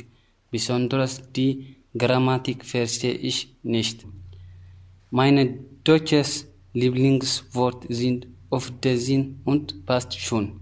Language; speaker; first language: German; non-native, learner; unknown